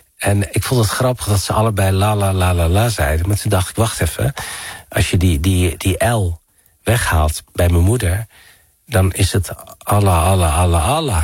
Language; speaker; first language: Dutch; early bilingual, other home language; Arabic